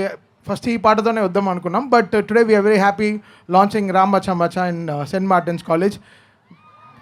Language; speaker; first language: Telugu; native; Telugu